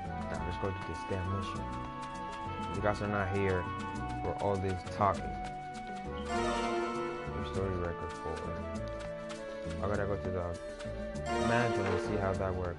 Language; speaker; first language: English; early bilingual, other home language; Spanish